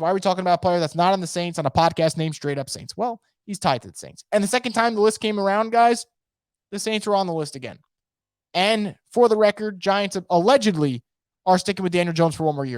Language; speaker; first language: English; native; English